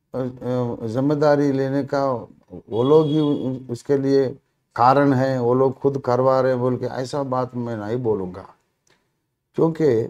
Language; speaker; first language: Hindi; non-native, local second language; Telugu